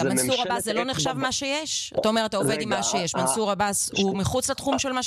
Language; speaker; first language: Hebrew; native; Hebrew